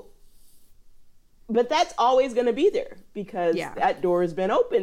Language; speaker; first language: English; native; English